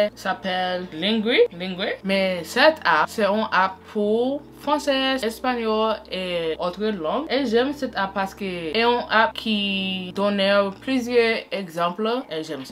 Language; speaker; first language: French; non-native, learner; English